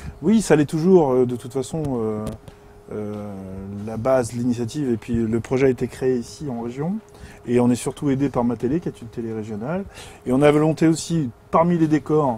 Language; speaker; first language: French; native; French